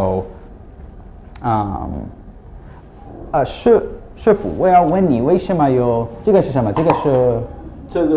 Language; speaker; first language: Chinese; non-native, learner; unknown